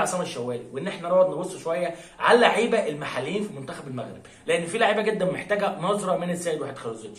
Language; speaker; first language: Arabic; native; Arabic